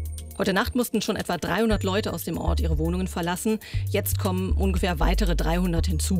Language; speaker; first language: German; native; German